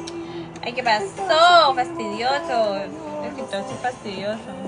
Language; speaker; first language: Spanish; native; Spanish